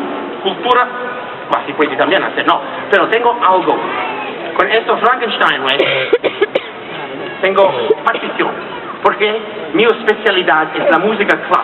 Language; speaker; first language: Spanish; non-native, fluent; Italian